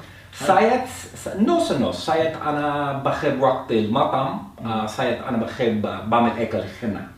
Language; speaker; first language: Arabic; non-native, learner; English